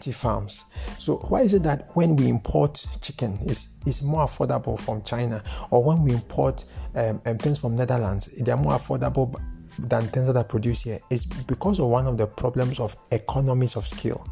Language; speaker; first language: English; non-native, local second language; Akan